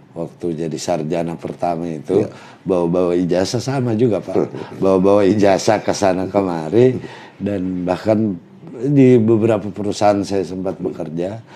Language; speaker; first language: Indonesian; native; Indonesian